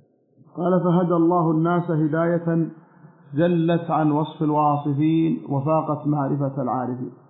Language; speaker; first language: Arabic; native; Arabic